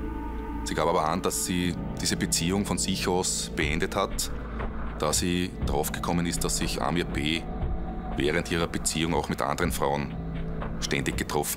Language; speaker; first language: German; native; German